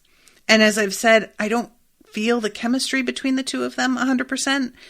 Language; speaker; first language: English; native; English